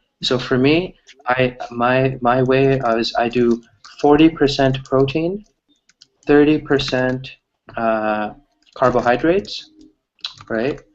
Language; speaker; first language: English; early bilingual, other home language; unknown